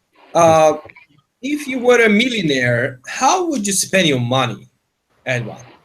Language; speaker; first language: English; non-native, fluent; Turkish